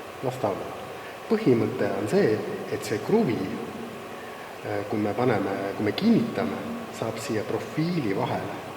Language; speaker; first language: Estonian; native; Estonian